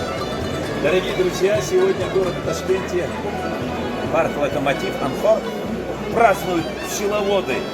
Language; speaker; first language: Russian; non-native, local second language; Uzbek